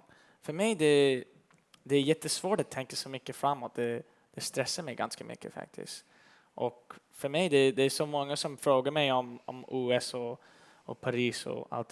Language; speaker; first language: Swedish; early bilingual, heritage; English